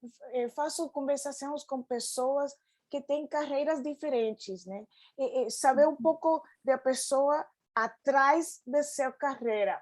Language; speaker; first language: Portuguese; non-native, fluent; Spanish